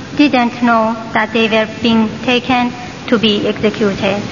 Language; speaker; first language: English; non-native, fluent; Persian